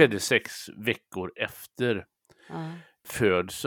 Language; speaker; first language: Swedish; native; Swedish